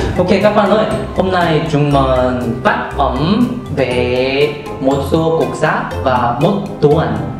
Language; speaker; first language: Vietnamese; non-native, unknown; Korean